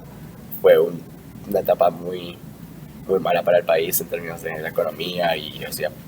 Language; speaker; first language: Spanish; early bilingual, heritage; Spanish